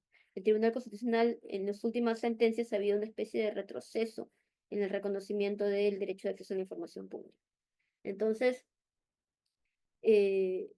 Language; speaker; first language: Spanish; native; Spanish